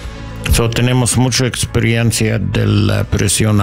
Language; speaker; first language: Spanish; non-native, learner; English